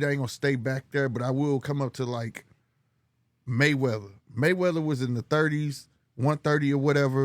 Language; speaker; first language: English; native; English